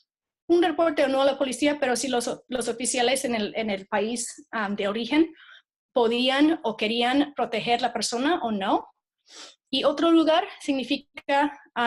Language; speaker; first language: Spanish; non-native, fluent; English